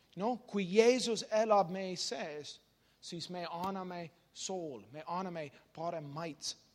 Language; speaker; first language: Estonian; non-native, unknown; English